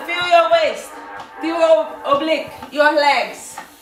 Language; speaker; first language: English; non-native, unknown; Portuguese